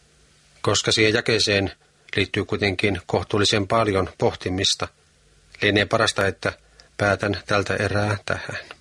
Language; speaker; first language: Finnish; native; Finnish